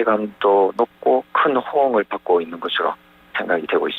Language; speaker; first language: Korean; native; Korean